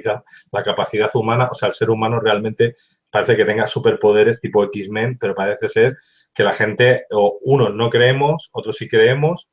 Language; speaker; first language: Spanish; native; Spanish